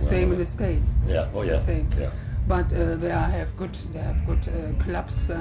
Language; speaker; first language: English; non-native, learner; German